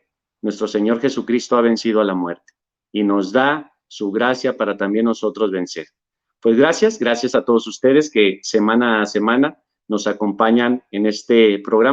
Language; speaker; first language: Spanish; native; Spanish